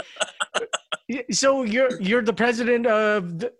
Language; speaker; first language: English; non-native, local second language; Filipino